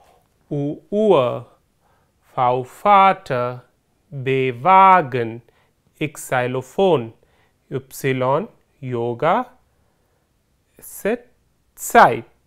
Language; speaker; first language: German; non-native, fluent; Hindi